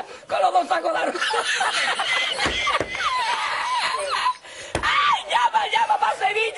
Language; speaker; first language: Spanish; native; Spanish